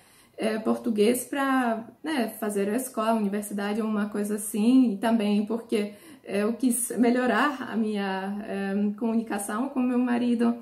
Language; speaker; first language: Portuguese; non-native, fluent; Polish